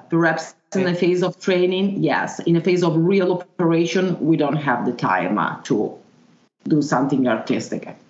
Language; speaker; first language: English; non-native, fluent; Italian